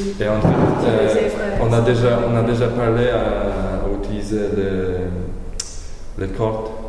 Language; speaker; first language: French; non-native, learner; Polish